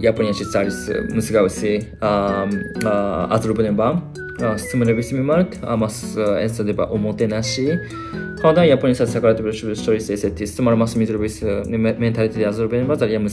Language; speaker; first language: Georgian; non-native, fluent; Japanese